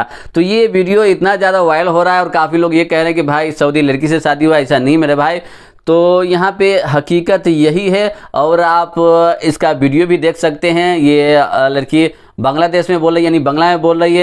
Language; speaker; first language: Hindi; native; Hindi